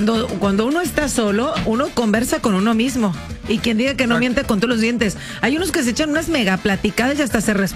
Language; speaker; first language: Spanish; native; Spanish